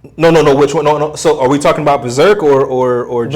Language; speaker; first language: English; native; English